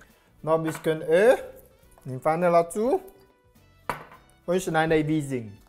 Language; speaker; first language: German; non-native, learner; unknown